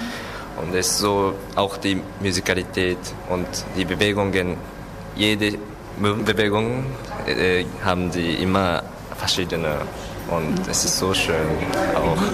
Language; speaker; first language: German; non-native, learner; Japanese